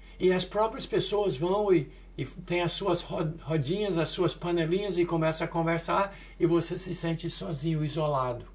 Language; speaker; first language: Portuguese; early bilingual, other home language; English